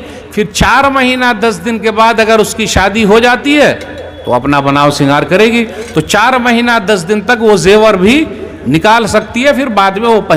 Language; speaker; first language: Hindi; native; Hindi